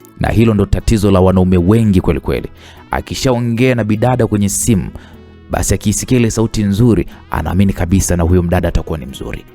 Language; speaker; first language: Swahili; native; Swahili